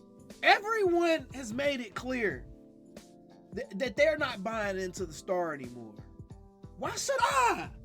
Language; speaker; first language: English; native; English